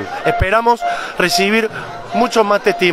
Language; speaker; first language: Spanish; native; Spanish